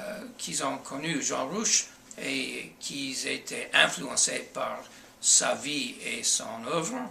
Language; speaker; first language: French; non-native, fluent; English